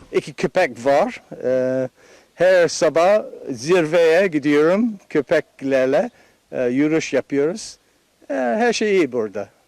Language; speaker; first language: Turkish; non-native, learner; English